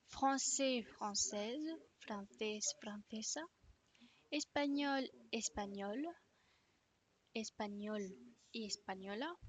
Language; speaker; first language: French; non-native, fluent; Spanish